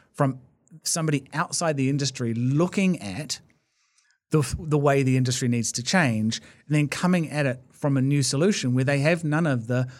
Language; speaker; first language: English; native; English